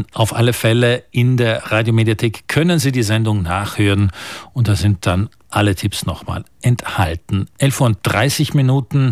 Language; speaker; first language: German; native; German